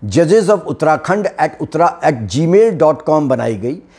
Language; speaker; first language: Hindi; native; Hindi